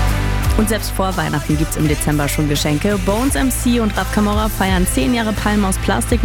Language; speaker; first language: German; native; German